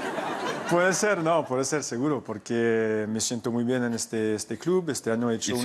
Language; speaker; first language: Spanish; non-native, learner; French